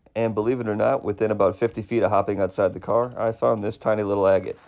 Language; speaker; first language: English; native; English